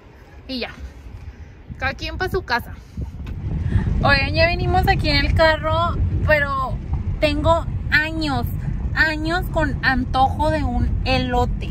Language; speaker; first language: Spanish; native; Spanish